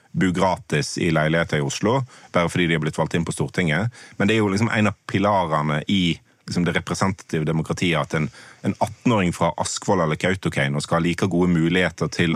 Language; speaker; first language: Norwegian; native; Norwegian